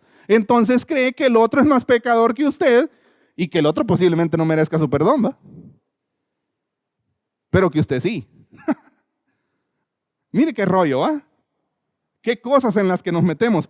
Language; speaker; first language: Spanish; native; Spanish